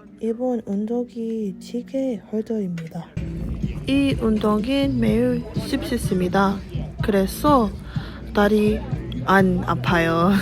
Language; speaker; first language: Korean; non-native, learner; English